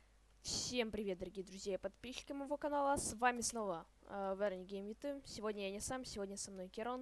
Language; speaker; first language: Russian; native; Russian